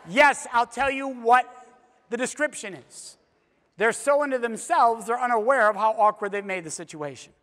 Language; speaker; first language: English; native; English